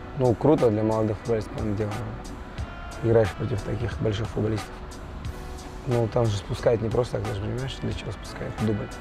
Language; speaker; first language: Russian; non-native, fluent; Georgian